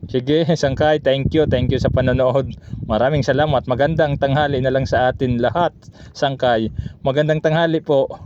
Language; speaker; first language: Filipino; non-native, local second language; Waray